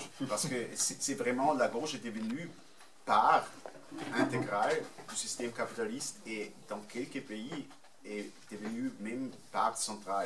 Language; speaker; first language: French; non-native, fluent; German